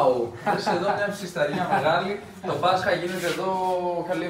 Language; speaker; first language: Greek; native; Greek